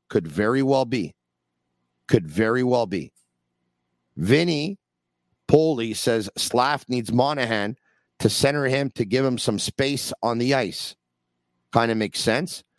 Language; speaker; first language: English; early bilingual, other home language; Italian